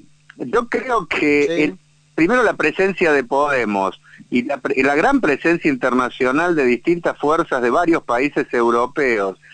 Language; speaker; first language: Spanish; native; Spanish